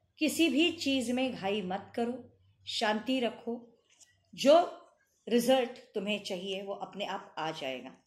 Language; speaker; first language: Hindi; non-native, local second language; Marathi